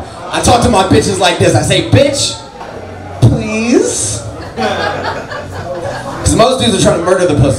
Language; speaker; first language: English; native; English